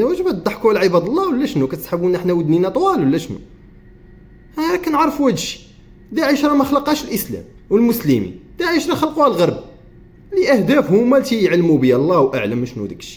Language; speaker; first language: Arabic; native; Arabic